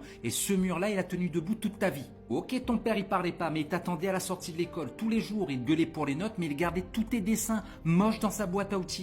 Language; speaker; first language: French; native; French